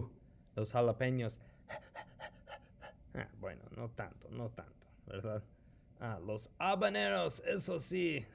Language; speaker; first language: Spanish; non-native, fluent; English